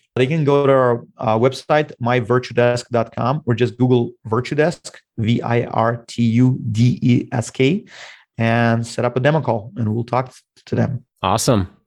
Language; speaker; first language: English; non-native, fluent; Russian